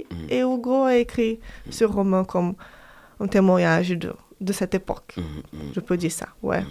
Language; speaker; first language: French; non-native, fluent; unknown